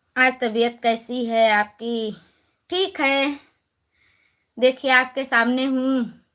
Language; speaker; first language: Hindi; native; Hindi